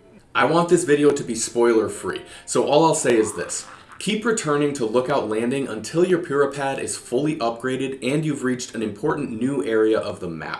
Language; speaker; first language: English; native; English